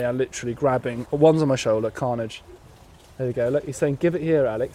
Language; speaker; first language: English; native; English